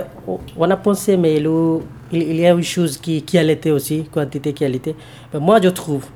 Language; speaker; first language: French; non-native, learner; Bangla